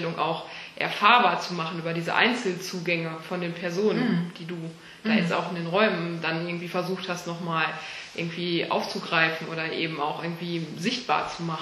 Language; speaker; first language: German; native; German